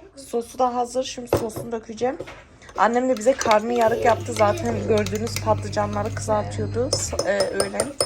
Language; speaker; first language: Turkish; early bilingual, heritage; Turkish